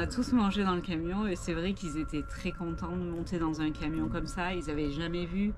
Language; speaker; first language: French; native; French